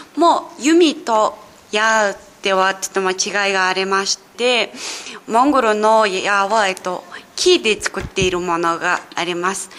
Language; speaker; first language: Japanese; non-native, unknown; Mongolian